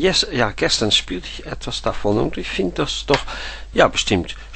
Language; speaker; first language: German; non-native, fluent; Dutch